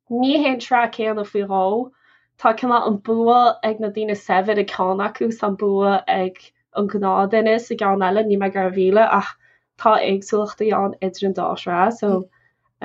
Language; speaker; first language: Irish; non-native, local second language; English